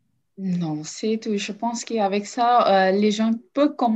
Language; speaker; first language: French; non-native, learner; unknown